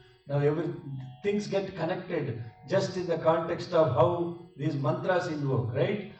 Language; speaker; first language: English; non-native, local second language; Telugu